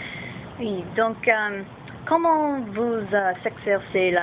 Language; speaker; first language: French; non-native, learner; English